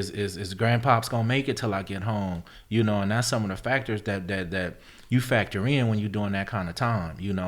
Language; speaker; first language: English; native; English